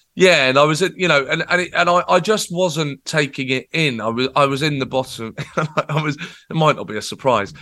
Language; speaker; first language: English; native; English